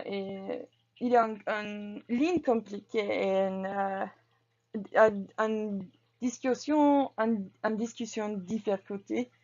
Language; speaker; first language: French; non-native, learner; English